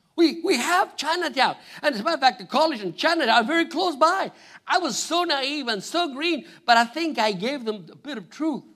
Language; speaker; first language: English; non-native, fluent; Spanish